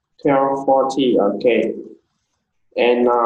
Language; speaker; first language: English; non-native, learner; Vietnamese